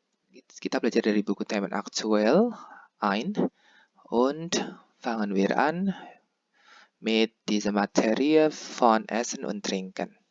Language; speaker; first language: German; non-native, fluent; Indonesian